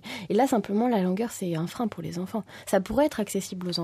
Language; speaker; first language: French; native; French